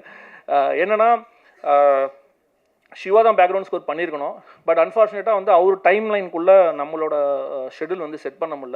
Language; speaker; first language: Tamil; native; Tamil